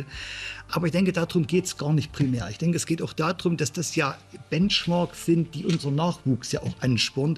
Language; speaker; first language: German; native; German